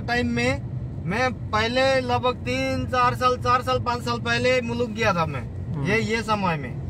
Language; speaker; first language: Hindi; non-native, learner; Nepali